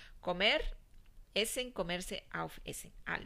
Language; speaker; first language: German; non-native, fluent; Spanish